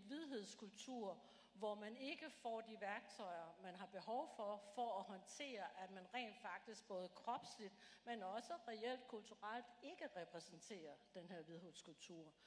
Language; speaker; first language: Danish; native; Danish